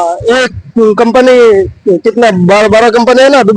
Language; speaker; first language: Hindi; non-native, local second language; Bangla